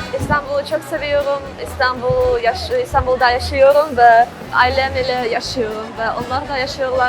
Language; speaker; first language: Turkish; non-native, learner; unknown